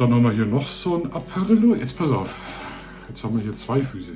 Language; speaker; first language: German; native; German